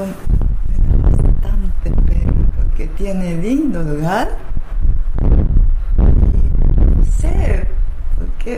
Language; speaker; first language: Spanish; non-native, learner; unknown